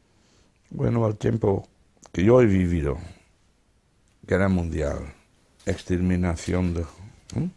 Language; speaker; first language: Spanish; non-native, fluent; Dutch